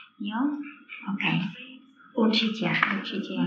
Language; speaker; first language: Czech; non-native, fluent; English